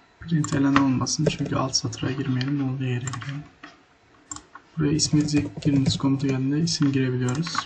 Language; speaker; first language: Turkish; native; Turkish